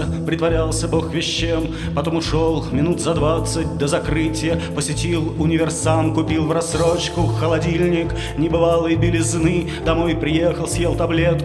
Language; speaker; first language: Russian; native; Russian